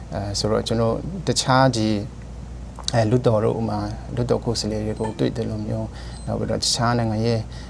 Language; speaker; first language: Burmese; non-native, local second language; Kachin